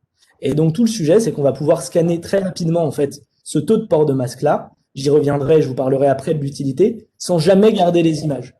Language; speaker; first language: French; native; French